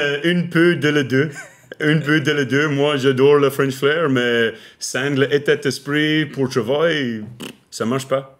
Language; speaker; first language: French; non-native, learner; English